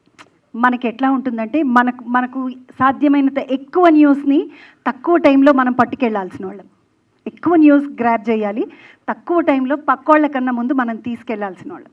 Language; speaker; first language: Telugu; native; Telugu